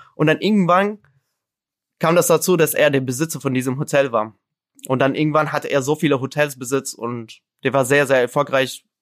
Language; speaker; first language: German; non-native, fluent; Arabic